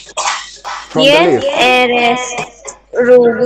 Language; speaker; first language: Spanish; non-native, learner; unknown